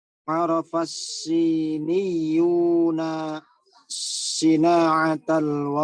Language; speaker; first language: Arabic; non-native, learner; Indonesian